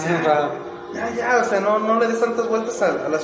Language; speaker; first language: Spanish; native; Spanish